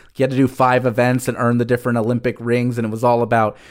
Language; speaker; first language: English; early bilingual, other home language; Spanish